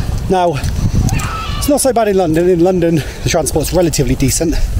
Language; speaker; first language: English; native; English